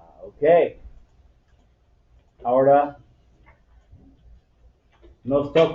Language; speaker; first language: Spanish; non-native, fluent; English